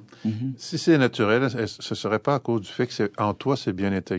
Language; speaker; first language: French; native; French